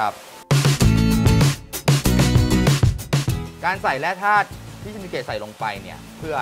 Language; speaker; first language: Thai; native; Thai